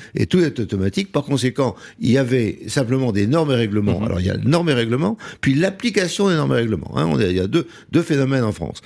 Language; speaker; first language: French; native; French